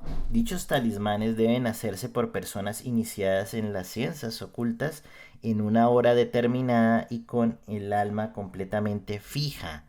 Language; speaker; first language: Spanish; native; Spanish